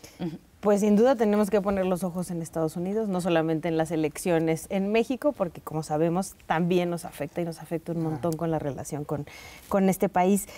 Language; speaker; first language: Spanish; native; Spanish